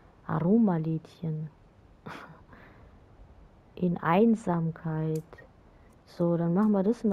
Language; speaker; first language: German; native; German